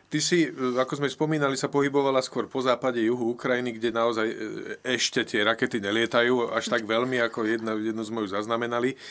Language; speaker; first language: Slovak; native; Slovak